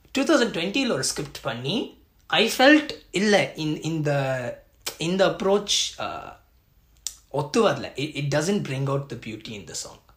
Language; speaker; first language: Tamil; early bilingual, heritage; Tamil